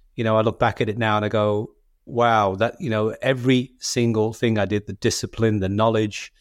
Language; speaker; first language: English; native; English